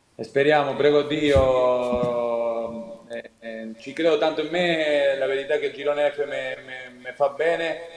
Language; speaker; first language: Italian; non-native, fluent; Spanish